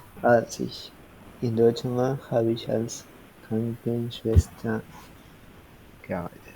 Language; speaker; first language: German; non-native, fluent; Spanish